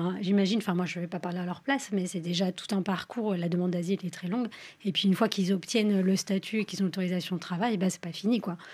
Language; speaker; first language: French; native; French